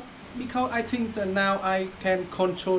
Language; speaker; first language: English; non-native, learner; Vietnamese